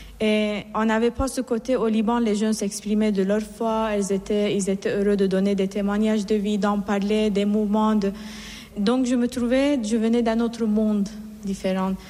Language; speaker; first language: French; non-native, fluent; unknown